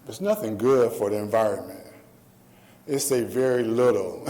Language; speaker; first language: English; native; English